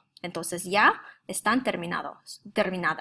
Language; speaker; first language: Spanish; non-native, fluent; English